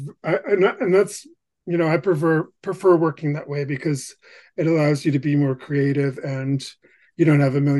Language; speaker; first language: English; native; English